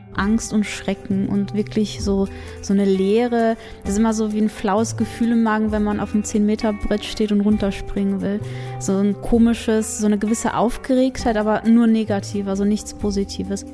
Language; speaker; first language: German; early bilingual, other home language; Polish